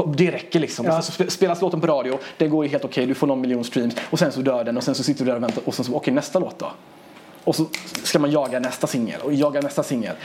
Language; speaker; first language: Swedish; early bilingual, other home language; Persian